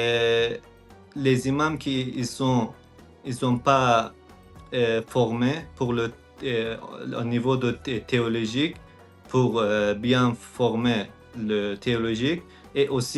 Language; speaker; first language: French; non-native, learner; Azerbaijani